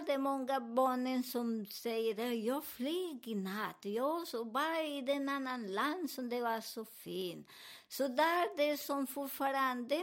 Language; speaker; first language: Swedish; non-native, learner; Spanish